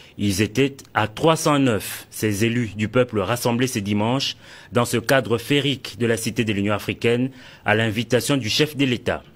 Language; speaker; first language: French; non-native, local second language; Lingala